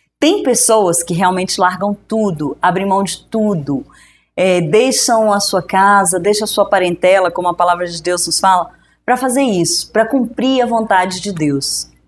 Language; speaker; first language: Portuguese; native; Portuguese